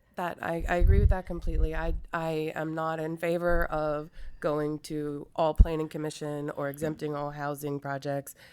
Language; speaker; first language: English; native; English